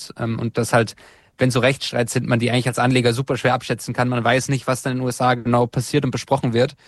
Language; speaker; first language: German; native; German